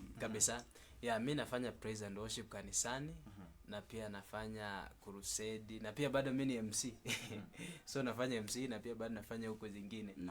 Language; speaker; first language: Swahili; non-native, local second language; Kikuyu